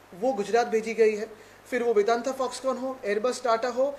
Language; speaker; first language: Hindi; non-native, local second language; Marathi